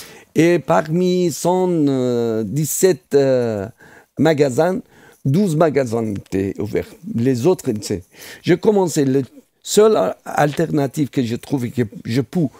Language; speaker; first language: French; non-native, fluent; Persian